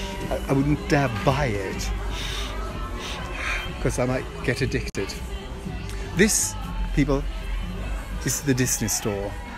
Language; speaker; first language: English; non-native, fluent; Swedish